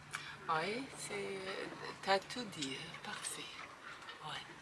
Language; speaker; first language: French; non-native, fluent; German